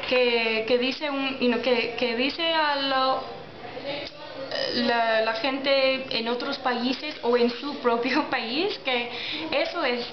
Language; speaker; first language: Spanish; non-native, learner; English